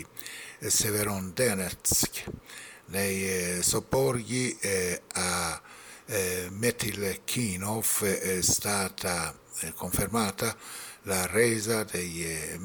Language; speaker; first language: Italian; non-native, fluent; Persian